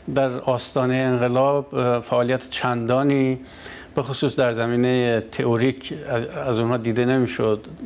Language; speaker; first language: Persian; native; Persian